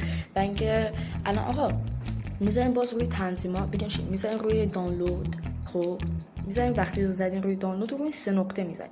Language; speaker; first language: Persian; native; Persian